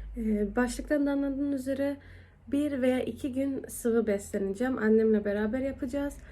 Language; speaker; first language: Turkish; early bilingual, heritage; Turkish